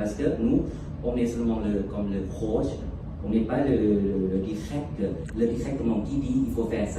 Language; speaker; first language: French; non-native, fluent; Thai